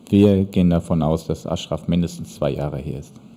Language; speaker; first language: German; native; German